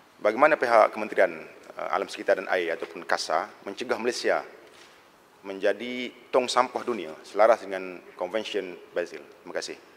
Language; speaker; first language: Malay; native; Malay